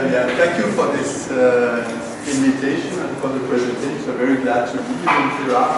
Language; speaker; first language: English; non-native, fluent; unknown